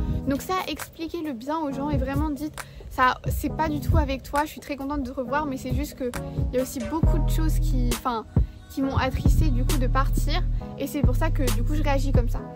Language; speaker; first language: French; native; French